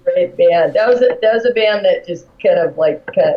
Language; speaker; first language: English; native; English